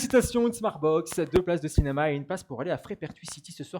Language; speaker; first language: French; native; French